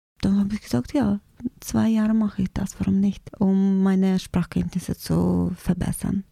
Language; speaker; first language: German; non-native, fluent; Russian